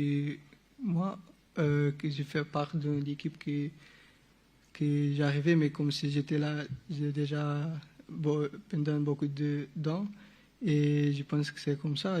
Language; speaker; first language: French; non-native, local second language; Portuguese